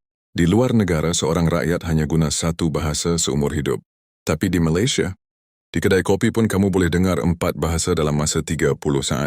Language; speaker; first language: Malay; native; Malay